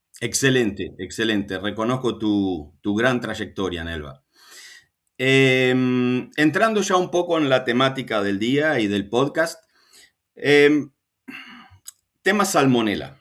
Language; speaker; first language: Spanish; native; Spanish